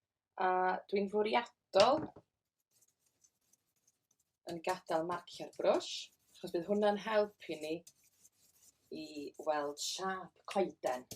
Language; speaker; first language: Welsh; native; Welsh